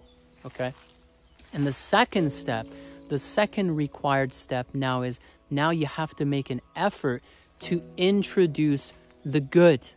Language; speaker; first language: English; native; English